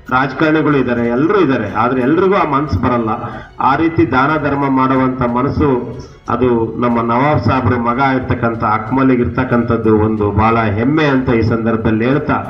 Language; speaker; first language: Kannada; native; Kannada